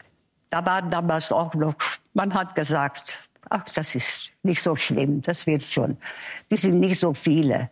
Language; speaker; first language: German; non-native, fluent; Hungarian